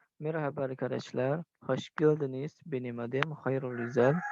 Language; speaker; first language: Turkish; non-native, learner; Indonesian